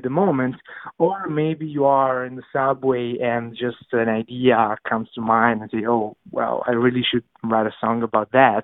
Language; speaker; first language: English; non-native, fluent; Italian